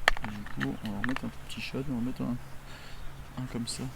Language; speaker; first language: French; native; French